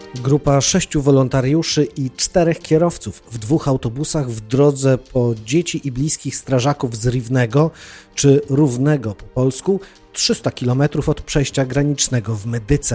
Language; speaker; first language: Polish; native; Polish